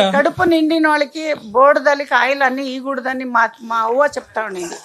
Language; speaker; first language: Telugu; early bilingual, other home language; Kannada